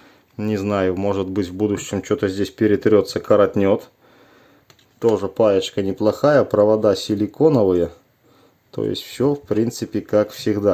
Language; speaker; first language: Russian; native; Russian